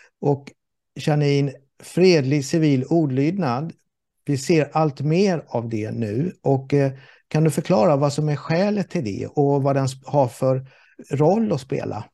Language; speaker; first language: Swedish; native; Swedish